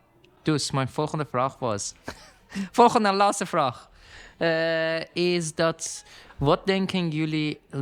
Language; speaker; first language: Dutch; non-native, learner; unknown